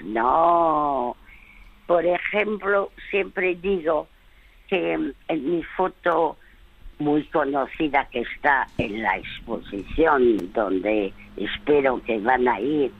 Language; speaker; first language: Spanish; early bilingual, other home language; French